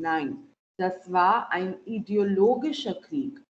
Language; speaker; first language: German; non-native, fluent; Marathi